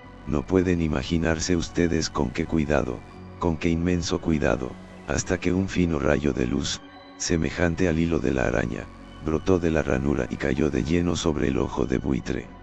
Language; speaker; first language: Spanish; native; Spanish